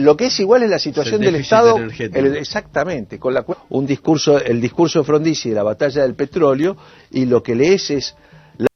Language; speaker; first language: Spanish; native; Spanish